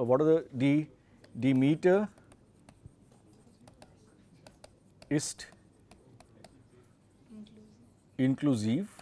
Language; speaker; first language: German; non-native, fluent; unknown